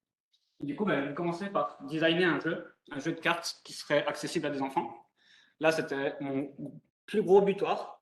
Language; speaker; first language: French; native; French